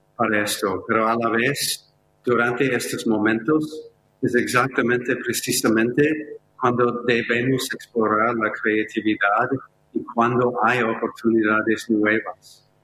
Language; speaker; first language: Spanish; non-native, fluent; English